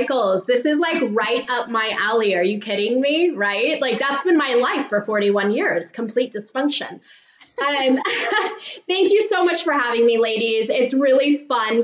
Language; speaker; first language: English; native; English